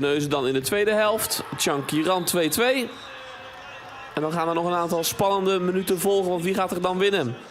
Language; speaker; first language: Dutch; native; Dutch